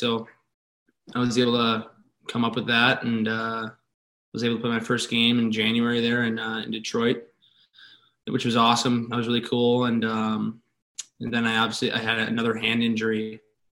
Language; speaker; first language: English; native; English